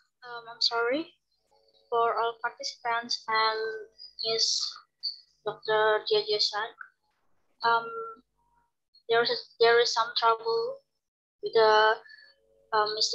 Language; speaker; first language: English; non-native, learner; Indonesian